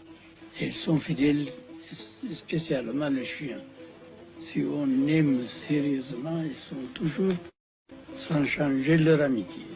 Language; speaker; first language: French; non-native, fluent; Amharic